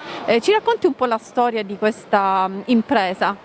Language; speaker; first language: Italian; native; Italian